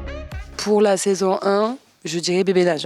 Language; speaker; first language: French; native; French